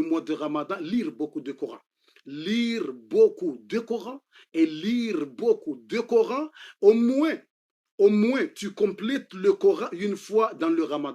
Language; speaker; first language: French; non-native, learner; Comorian